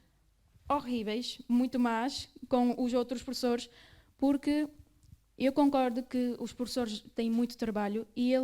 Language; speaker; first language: Portuguese; early bilingual, other home language; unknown